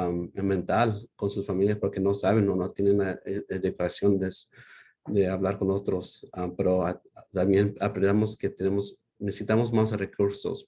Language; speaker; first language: Spanish; early bilingual, heritage; Spanish